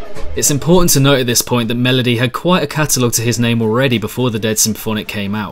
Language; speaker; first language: English; native; English